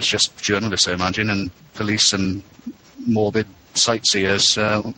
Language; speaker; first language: English; native; English